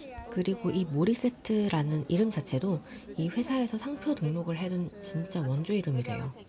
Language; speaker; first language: Korean; native; Korean